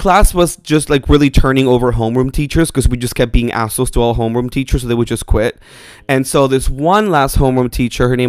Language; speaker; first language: English; non-native, fluent; Spanish